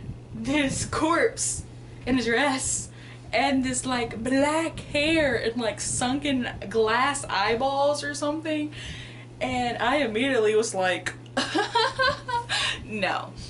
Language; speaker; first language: English; native; English